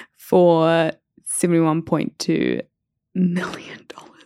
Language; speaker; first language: English; native; English